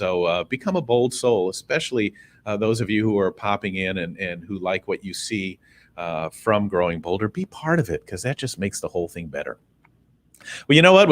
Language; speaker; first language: English; native; English